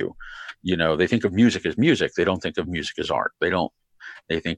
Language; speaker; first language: English; native; English